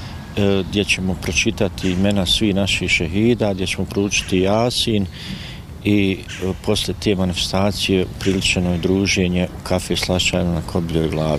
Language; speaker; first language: Serbian; native; Serbian